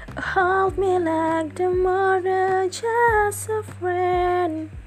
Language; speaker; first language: English; non-native, learner; Indonesian